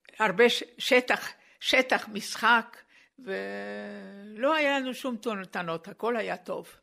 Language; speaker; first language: Hebrew; non-native, fluent; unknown